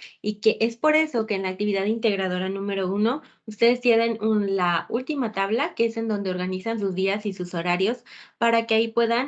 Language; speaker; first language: Spanish; native; Spanish